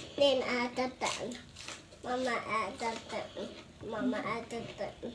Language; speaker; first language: Swedish; non-native, learner; Thai